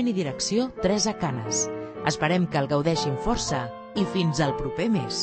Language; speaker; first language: Catalan; native; Catalan